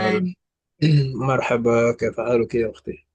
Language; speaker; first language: Arabic; non-native, fluent; Malay